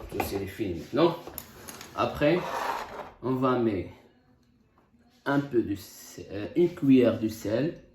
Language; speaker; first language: French; non-native, local second language; Arabic